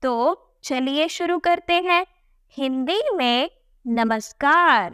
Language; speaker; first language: Hindi; non-native, local second language; Kannada